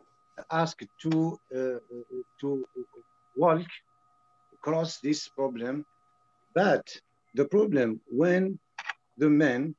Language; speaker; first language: English; non-native, learner; French